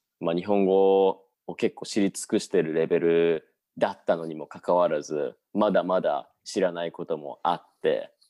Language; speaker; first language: Japanese; native; Japanese